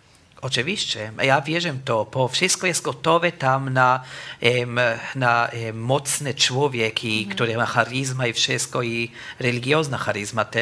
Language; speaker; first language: Polish; non-native, learner; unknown